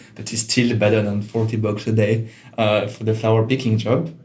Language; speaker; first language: English; non-native, fluent; French